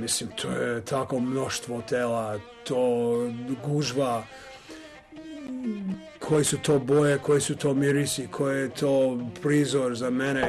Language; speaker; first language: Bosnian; non-native, learner; English